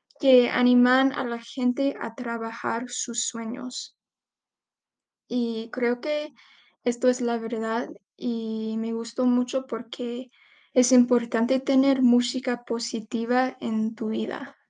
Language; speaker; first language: Spanish; non-native, learner; English